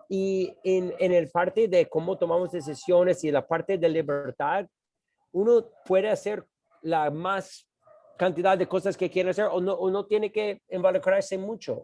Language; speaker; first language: Spanish; non-native, fluent; English